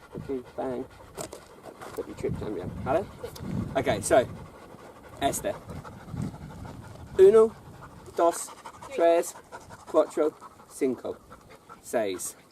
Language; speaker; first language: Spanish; non-native, learner; English